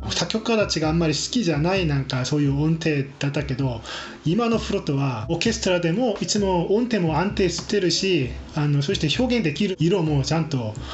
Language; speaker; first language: Japanese; non-native, fluent; Korean